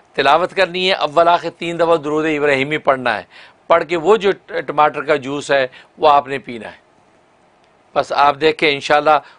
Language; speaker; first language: Urdu; native; Urdu